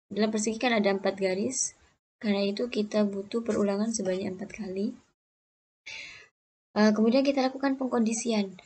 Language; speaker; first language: Indonesian; native; Indonesian